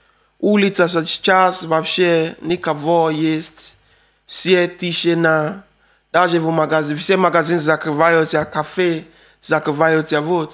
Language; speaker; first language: Russian; non-native, learner; Arabic